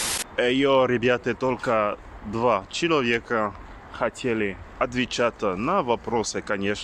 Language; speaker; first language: Russian; non-native, learner; French